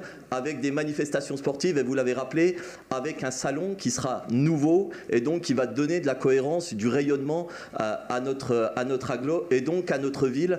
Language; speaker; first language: French; native; French